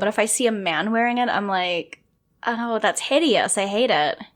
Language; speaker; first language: English; native; English